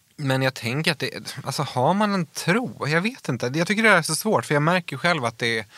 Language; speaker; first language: Swedish; native; Swedish